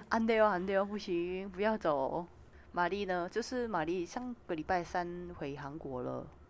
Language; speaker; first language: Chinese; non-native, fluent; Korean